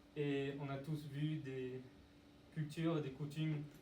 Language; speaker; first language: French; non-native, learner; English